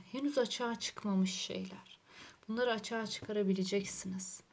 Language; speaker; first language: Turkish; native; Turkish